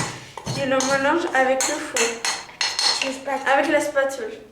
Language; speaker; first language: French; non-native, learner; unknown